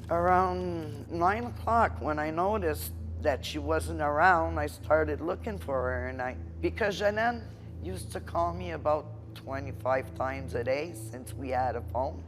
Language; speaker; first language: English; non-native, local second language; French